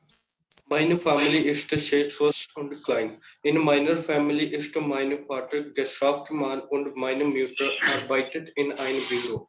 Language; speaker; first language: German; non-native, learner; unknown